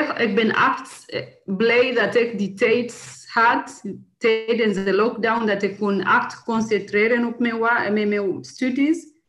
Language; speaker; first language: Dutch; non-native, learner; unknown